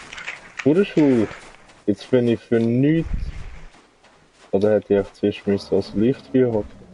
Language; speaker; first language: German; native; German